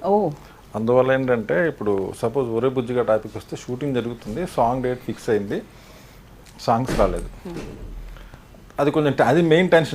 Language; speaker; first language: Telugu; native; Telugu